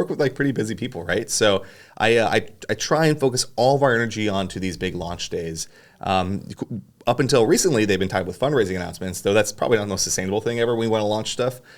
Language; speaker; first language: English; native; English